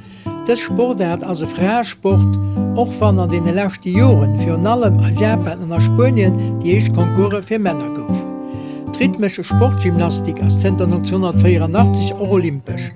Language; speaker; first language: German; non-native, local second language; Luxembourgish